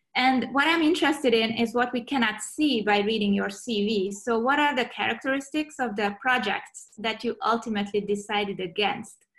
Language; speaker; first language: English; non-native, fluent; Portuguese